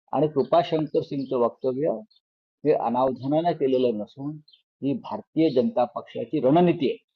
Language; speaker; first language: Marathi; native; Marathi